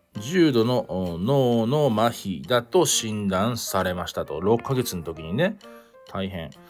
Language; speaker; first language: Japanese; native; Japanese